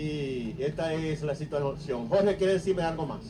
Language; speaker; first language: Spanish; native; Spanish